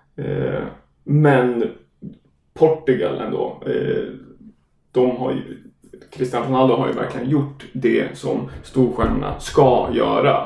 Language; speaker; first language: Swedish; non-native, fluent; German